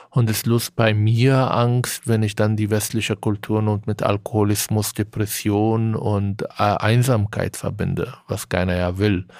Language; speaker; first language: German; non-native, fluent; Arabic